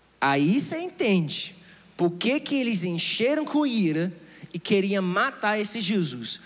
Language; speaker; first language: Portuguese; non-native, fluent; English